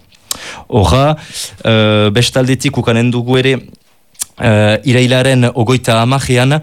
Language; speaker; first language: Basque; native; Basque